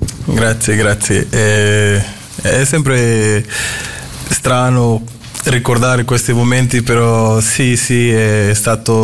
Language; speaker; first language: Italian; non-native, fluent; Portuguese